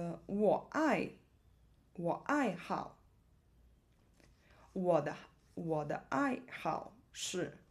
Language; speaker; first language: Chinese; non-native, learner; Portuguese